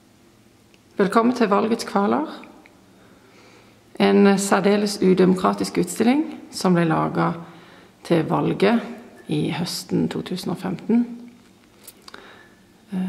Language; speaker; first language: Norwegian; non-native, fluent; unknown